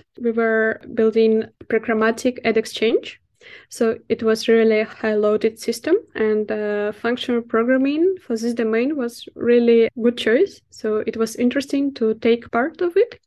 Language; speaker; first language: English; non-native, fluent; Russian